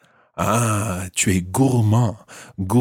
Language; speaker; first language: French; non-native, fluent; English